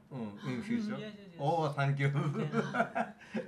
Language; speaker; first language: English; non-native, learner; Japanese